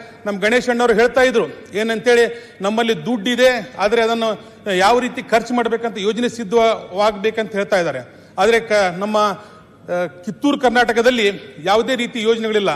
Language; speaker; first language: Kannada; non-native, local second language; Urdu